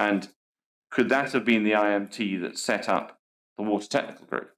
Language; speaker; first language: English; native; English